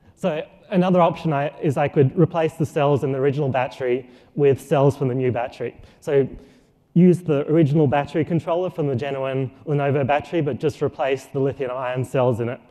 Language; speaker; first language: English; native; English